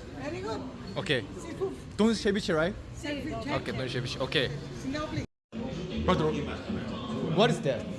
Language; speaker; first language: English; non-native, learner; Korean